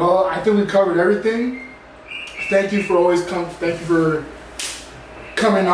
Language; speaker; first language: English; native; English